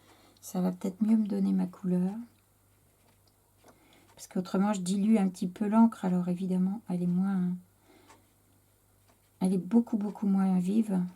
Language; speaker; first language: French; native; French